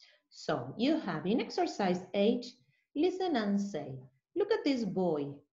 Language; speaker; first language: English; non-native, fluent; Spanish